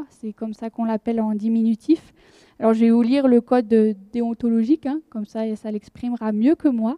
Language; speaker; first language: French; native; French